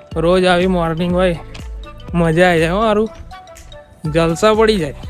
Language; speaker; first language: Gujarati; native; Gujarati